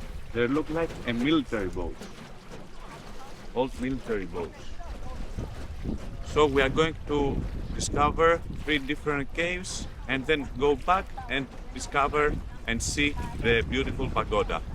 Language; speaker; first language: English; non-native, fluent; Greek